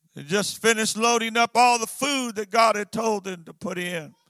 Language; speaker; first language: English; native; English